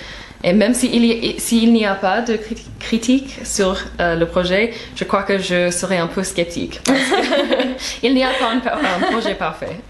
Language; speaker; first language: French; non-native, fluent; English